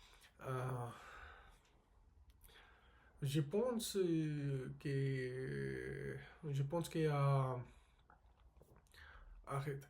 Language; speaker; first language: French; non-native, learner; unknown